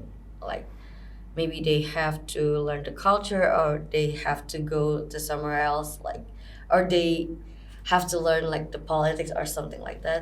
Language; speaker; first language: English; non-native, fluent; Indonesian